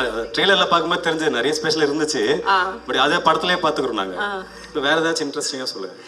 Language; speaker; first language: Tamil; native; Tamil